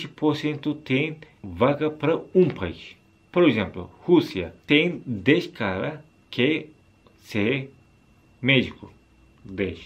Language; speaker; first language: Portuguese; non-native, learner; Turkish